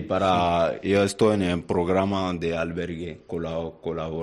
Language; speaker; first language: Spanish; non-native, learner; Bambara